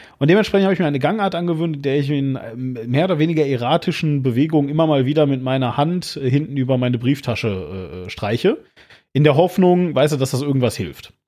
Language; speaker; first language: German; native; German